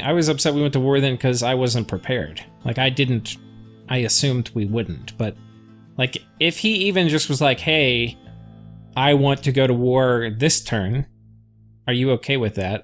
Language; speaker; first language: English; native; English